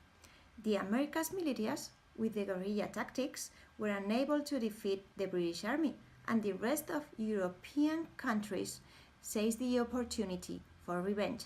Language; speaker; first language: English; non-native, fluent; Spanish